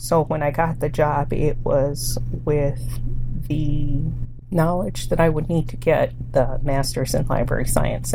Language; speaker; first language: English; early bilingual, other home language; Spanish